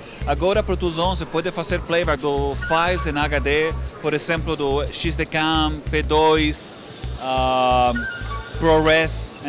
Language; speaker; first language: Portuguese; non-native, learner; Spanish